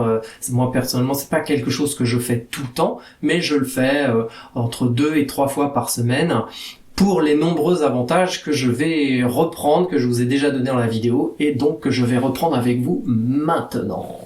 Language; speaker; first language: French; native; French